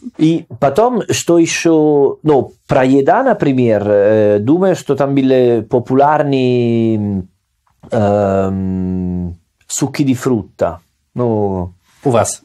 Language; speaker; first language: Russian; non-native, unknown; Italian